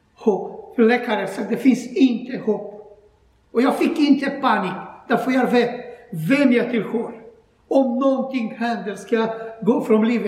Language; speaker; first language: Swedish; non-native, learner; Croatian